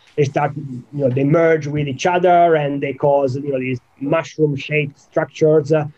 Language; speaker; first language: English; non-native, fluent; Italian